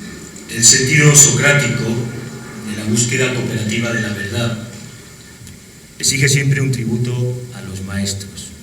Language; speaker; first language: Spanish; native; Spanish